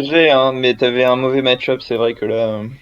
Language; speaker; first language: French; native; French